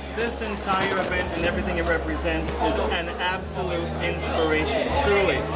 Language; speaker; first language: English; non-native, fluent; Portuguese